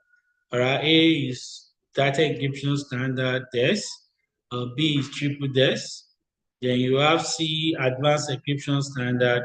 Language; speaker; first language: English; non-native, local second language; Yoruba